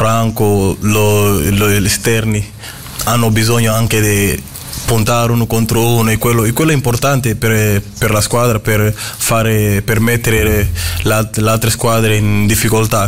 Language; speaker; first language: Italian; non-native, learner; Portuguese